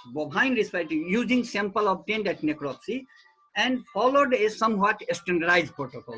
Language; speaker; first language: English; non-native, local second language; Nepali